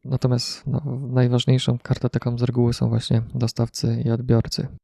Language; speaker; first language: Polish; native; Polish